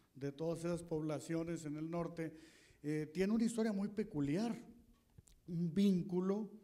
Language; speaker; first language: Spanish; native; Spanish